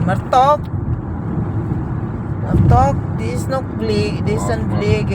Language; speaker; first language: Dutch; non-native, learner; Filipino